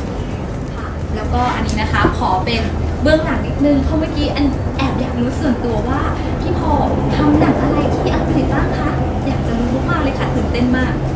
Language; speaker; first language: Thai; native; Thai